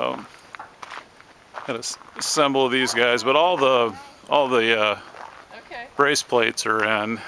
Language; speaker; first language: English; native; English